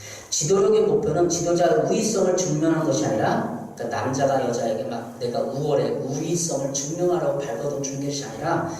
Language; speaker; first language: Korean; native; Korean